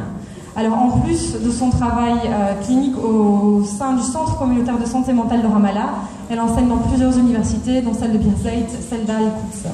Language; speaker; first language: French; native; French